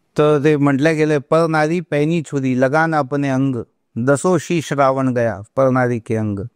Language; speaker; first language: Hindi; non-native, local second language; Marathi